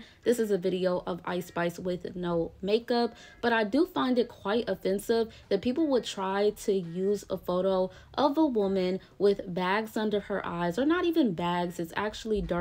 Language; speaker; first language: English; native; English